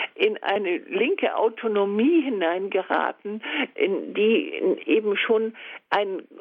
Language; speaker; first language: German; native; German